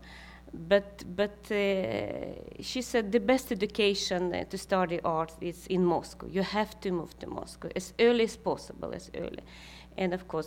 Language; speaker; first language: English; non-native, fluent; Kazakh